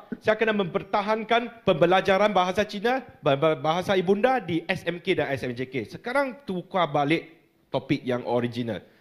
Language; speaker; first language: Malay; non-native, local second language; Chinese